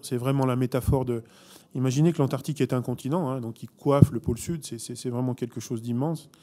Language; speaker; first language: French; native; French